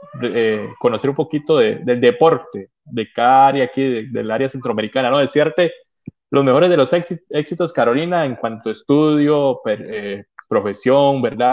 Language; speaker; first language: Spanish; native; Spanish